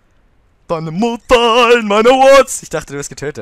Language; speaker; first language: German; native; German